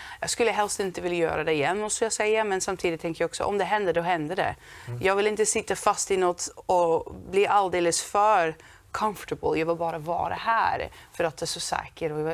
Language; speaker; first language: Swedish; non-native, fluent; Dutch